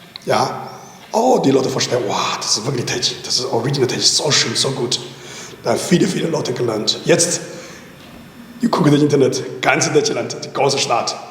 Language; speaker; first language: German; non-native, learner; Chinese